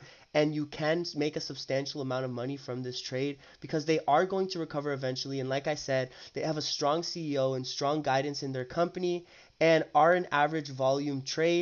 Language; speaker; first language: English; native; English